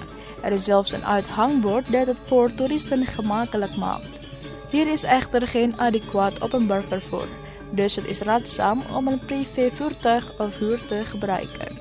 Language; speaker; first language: Dutch; non-native, learner; Indonesian